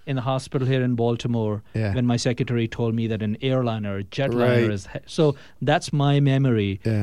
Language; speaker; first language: English; non-native, local second language; Urdu